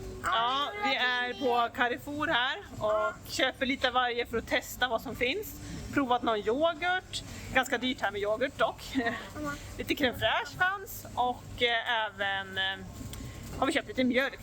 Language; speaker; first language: Swedish; native; Swedish